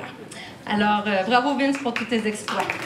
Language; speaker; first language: French; native; French